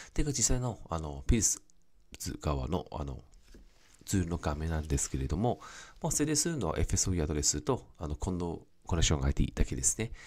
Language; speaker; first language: Japanese; non-native, fluent; Cantonese